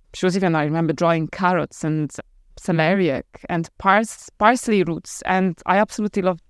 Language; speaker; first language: English; non-native, fluent; Polish